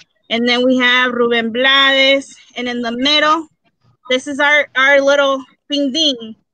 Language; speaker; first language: English; early bilingual, other home language; Spanish